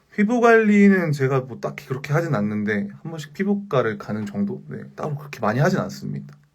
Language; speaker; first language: Korean; native; Korean